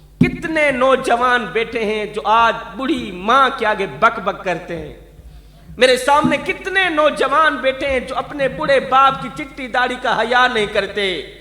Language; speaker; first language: Urdu; non-native, local second language; Saraiki